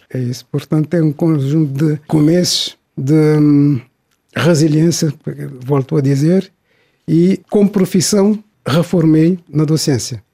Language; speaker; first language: Portuguese; non-native, local second language; Kabuverdianu